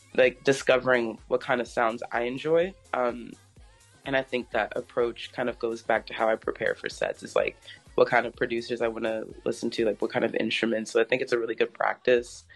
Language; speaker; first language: English; native; English